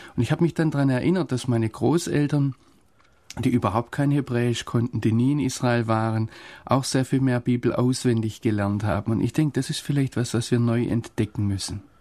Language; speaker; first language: German; native; German